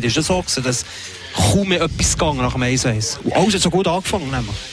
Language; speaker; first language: German; native; German